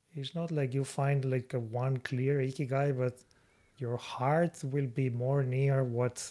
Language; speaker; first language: English; non-native, fluent; Spanish